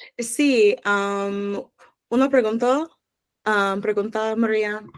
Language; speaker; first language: Spanish; non-native, learner; English